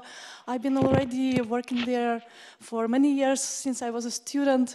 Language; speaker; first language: English; non-native, fluent; Ukrainian